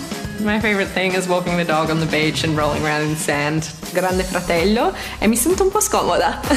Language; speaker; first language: English; native; English